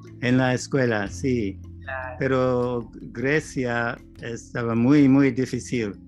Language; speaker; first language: Spanish; non-native, learner; English